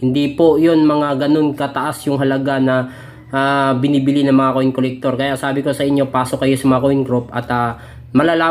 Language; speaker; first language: Filipino; native; Filipino